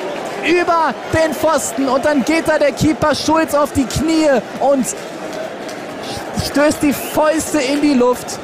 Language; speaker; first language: German; native; German